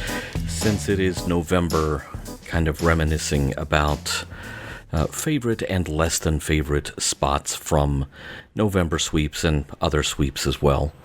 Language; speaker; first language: English; native; English